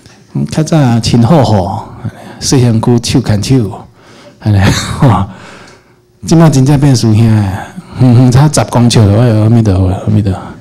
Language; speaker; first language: Chinese; native; Chinese